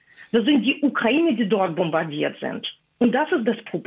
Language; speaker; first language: German; non-native, fluent; Russian